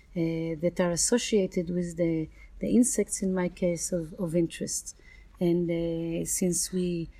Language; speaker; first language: English; non-native, fluent; Hebrew